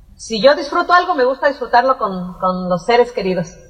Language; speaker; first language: Spanish; native; Spanish